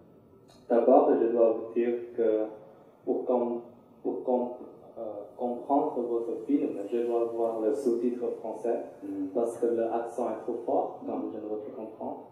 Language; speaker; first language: French; non-native, learner; Chinese